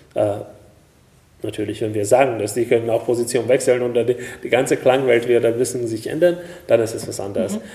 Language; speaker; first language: German; non-native, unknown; Hungarian